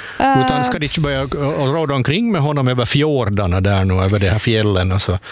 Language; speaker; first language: Swedish; native; Swedish